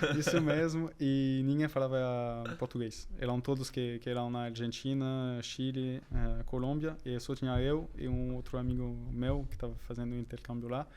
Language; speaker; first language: Portuguese; non-native, fluent; French